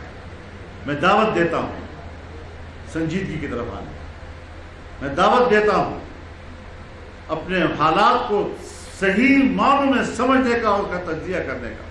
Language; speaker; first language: Urdu; non-native, local second language; Pashto